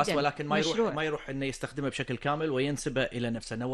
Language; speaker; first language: Arabic; native; Arabic